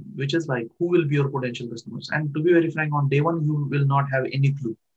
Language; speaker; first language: English; non-native, local second language; Marathi